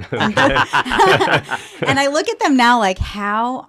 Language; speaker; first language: English; native; English